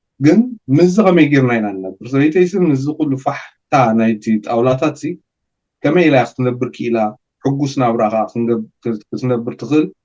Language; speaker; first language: Tigrinya; native; Tigrinya